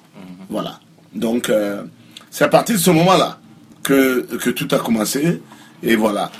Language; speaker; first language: French; non-native, local second language; Mossi